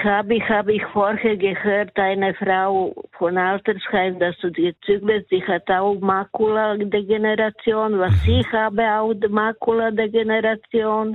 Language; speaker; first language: German; non-native, learner; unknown